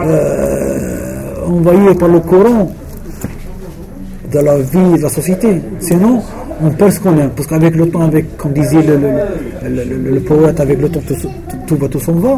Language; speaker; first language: French; non-native, local second language; Arabic